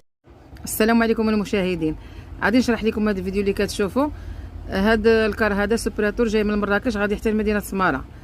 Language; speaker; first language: Arabic; native; Arabic